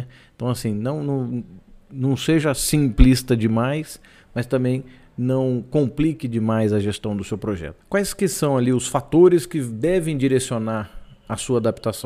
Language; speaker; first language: Portuguese; native; Portuguese